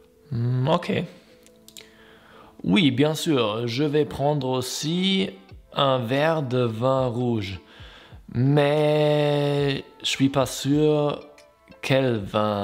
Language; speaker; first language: French; non-native, learner; German